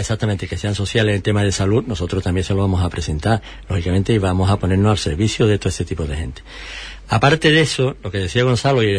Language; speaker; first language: Spanish; native; Spanish